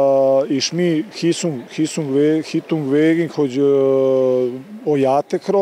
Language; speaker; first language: Hungarian; non-native, learner; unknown